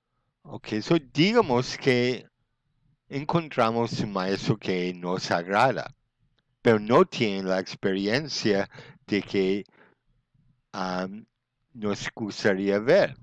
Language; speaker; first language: Spanish; non-native, fluent; English